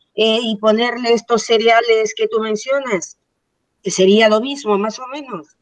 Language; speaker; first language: Spanish; native; Spanish